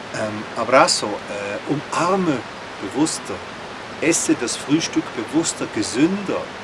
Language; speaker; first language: German; native; German